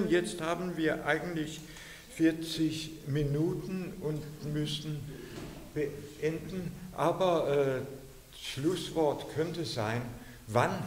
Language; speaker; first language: German; non-native, fluent; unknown